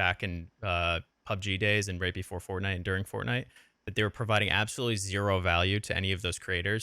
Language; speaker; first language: English; native; English